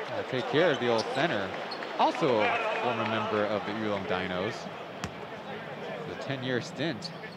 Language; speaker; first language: English; native; English